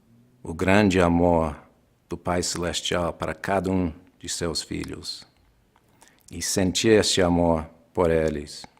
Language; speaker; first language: Portuguese; non-native, fluent; English